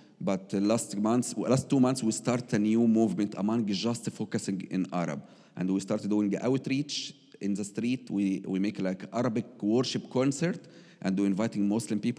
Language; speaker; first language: English; non-native, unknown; Arabic